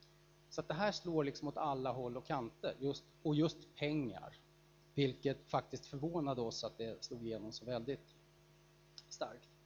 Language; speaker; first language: Swedish; native; Swedish